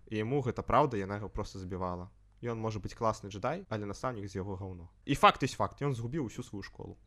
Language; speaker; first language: Belarusian; non-native, local second language; Russian